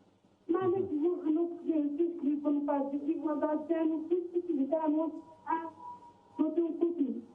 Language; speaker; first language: Portuguese; non-native, local second language; Kabuverdianu